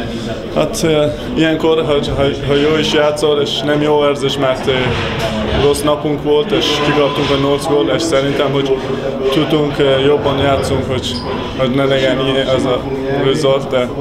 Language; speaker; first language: Hungarian; non-native, learner; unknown